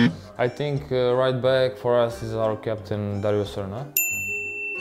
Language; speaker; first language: English; non-native, learner; Croatian